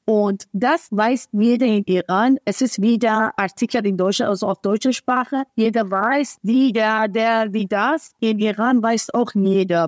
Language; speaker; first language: German; non-native, fluent; Persian